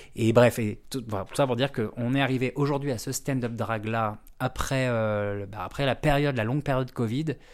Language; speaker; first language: French; native; French